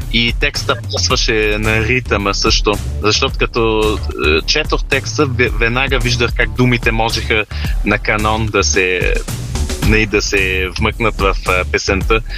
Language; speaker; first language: Bulgarian; early bilingual, heritage; Bulgarian